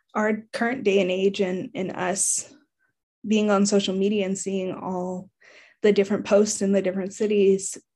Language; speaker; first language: English; early bilingual, other home language; Haitian Creole